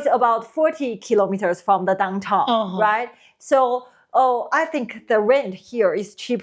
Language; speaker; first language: English; non-native, learner; Chinese